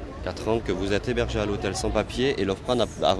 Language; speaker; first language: French; native; French